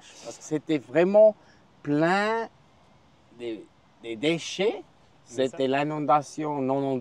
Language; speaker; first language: French; non-native, local second language; German